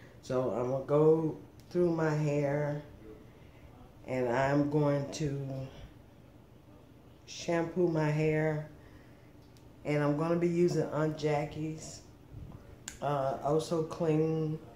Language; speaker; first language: English; native; English